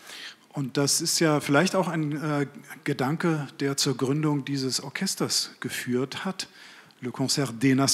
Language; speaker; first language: German; native; German